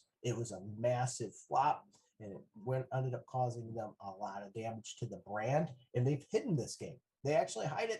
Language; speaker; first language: English; native; English